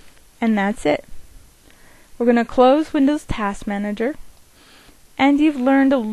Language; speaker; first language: English; native; English